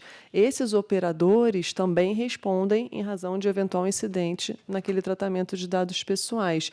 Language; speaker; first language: Portuguese; native; Portuguese